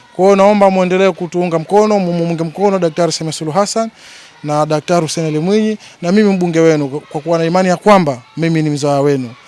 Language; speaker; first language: Swahili; native; Swahili